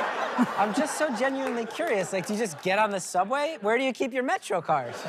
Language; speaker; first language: English; native; English